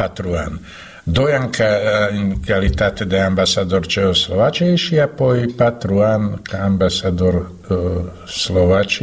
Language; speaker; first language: Romanian; non-native, fluent; Slovak